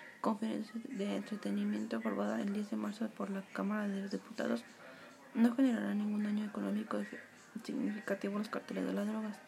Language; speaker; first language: Spanish; native; Spanish